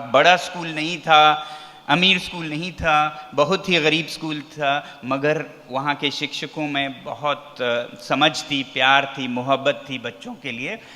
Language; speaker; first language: Hindi; non-native, local second language; Ladakhi